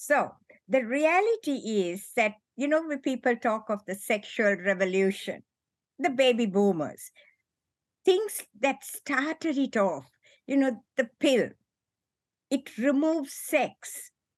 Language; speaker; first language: English; non-native, local second language; Sinhala